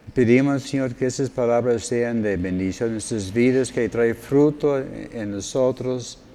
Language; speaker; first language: Spanish; non-native, fluent; English